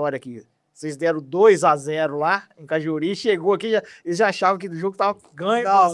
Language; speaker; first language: Portuguese; native; Portuguese